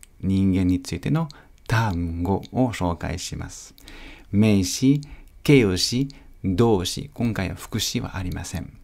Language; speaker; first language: Japanese; non-native, fluent; French